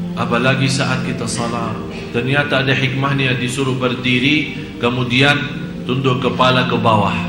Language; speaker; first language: Indonesian; non-native, fluent; Arabic